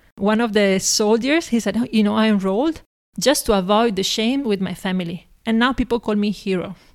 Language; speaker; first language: English; non-native, fluent; Italian